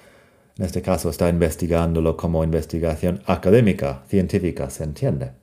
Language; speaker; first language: Spanish; non-native, fluent; English